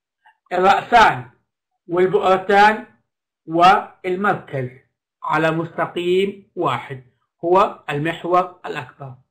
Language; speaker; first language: Arabic; native; Arabic